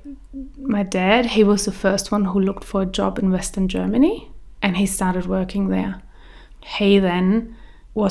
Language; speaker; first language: English; early bilingual, other home language; German